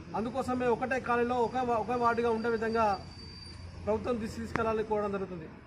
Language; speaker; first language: Telugu; native; Telugu